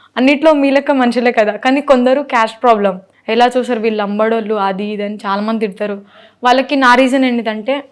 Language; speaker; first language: Telugu; non-native, local second language; Lambadi